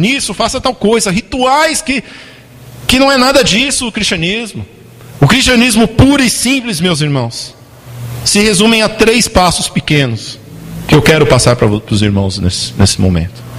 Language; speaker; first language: Portuguese; native; Portuguese